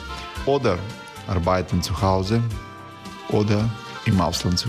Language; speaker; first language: German; non-native, fluent; Croatian